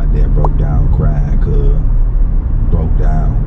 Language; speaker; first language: English; native; English